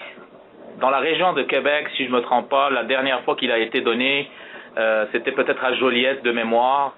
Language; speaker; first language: French; native; French